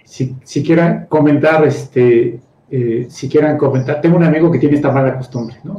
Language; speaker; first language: Spanish; native; Spanish